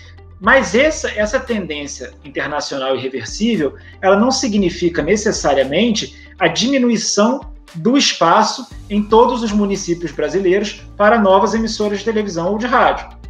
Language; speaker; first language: Portuguese; native; Portuguese